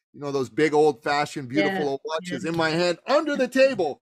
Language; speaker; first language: English; early bilingual, other home language; Persian